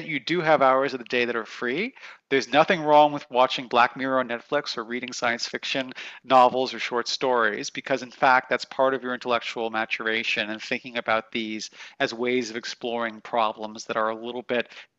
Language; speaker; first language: English; native; English